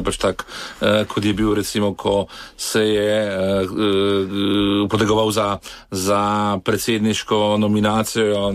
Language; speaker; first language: Slovenian; native; Slovenian